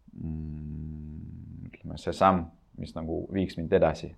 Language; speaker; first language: Estonian; non-native, local second language; Russian